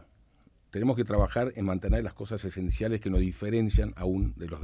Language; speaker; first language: Spanish; native; Spanish